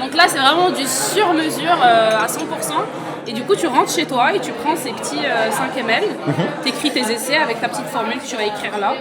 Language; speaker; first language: French; native; French